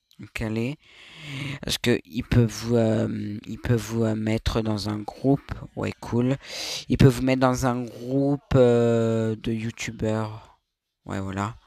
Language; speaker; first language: French; native; French